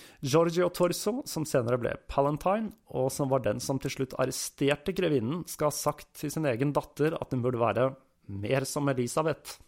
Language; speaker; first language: Norwegian; native; Norwegian